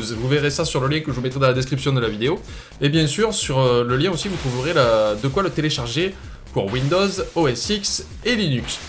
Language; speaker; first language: French; native; French